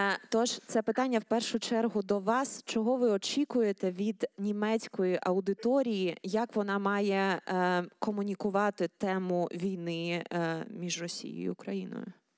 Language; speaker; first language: Ukrainian; native; Ukrainian